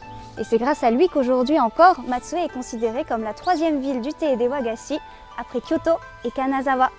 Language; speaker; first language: French; native; French